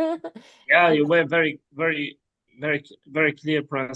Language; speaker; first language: English; non-native, fluent; Arabic